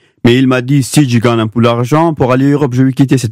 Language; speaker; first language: French; non-native, learner; Pashto